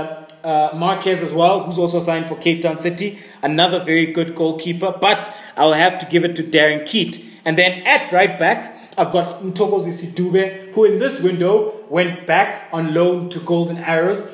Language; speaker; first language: English; native; English